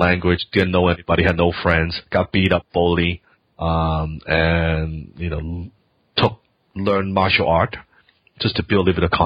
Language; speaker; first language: English; non-native, local second language; Cantonese